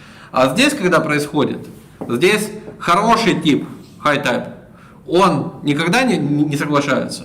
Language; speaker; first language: Russian; native; Russian